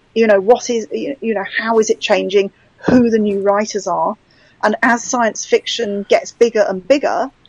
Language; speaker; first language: English; native; English